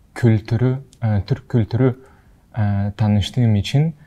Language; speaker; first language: Turkish; non-native, learner; Kazakh